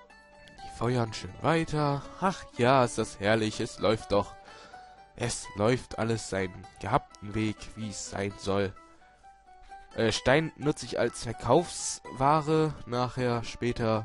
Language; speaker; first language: German; native; German